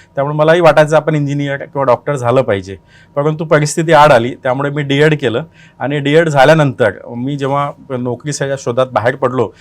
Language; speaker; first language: Marathi; native; Marathi